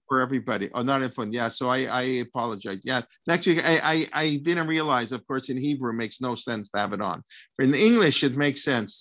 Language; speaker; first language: English; native; English